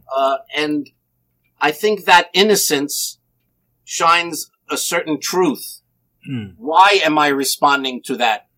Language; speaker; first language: English; native; English